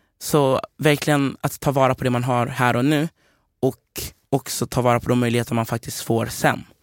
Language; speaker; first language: Swedish; early bilingual, other home language; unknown